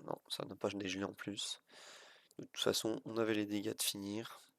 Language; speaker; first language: French; native; French